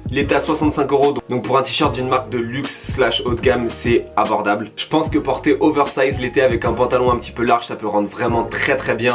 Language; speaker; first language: French; native; French